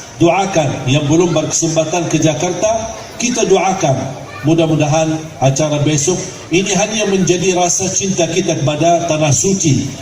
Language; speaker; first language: Malay; non-native, fluent; Arabic